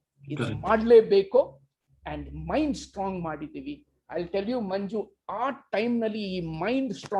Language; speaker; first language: Kannada; non-native, local second language; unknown